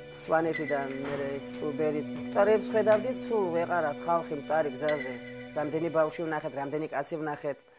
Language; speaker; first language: Georgian; non-native, local second language; Abkhazian